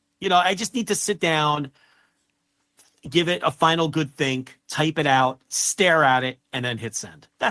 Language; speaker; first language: English; native; English